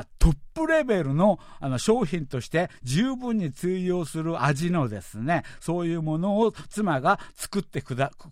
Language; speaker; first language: Japanese; non-native, fluent; Korean